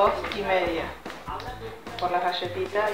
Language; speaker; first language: Spanish; native; Spanish